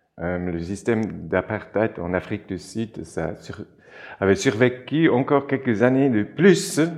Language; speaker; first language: French; non-native, local second language; German